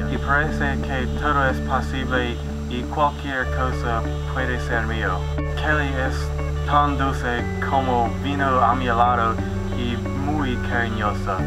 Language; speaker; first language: Spanish; non-native, learner; English